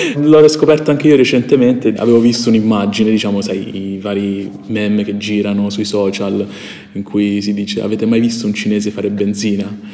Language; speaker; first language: Italian; early bilingual, other home language; Chinese